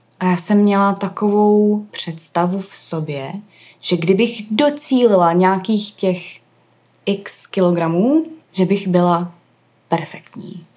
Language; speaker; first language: Czech; early bilingual, other home language; English